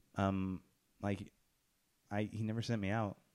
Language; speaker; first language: English; native; English